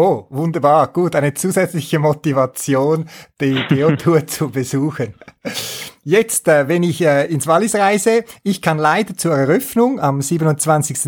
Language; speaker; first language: German; native; German